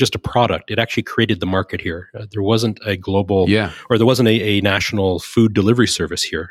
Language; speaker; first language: English; native; English